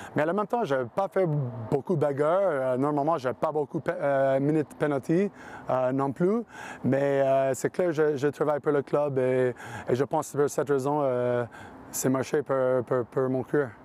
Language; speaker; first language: French; non-native, learner; English